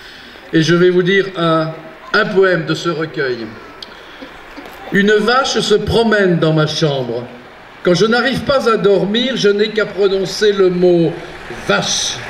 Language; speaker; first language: French; native; French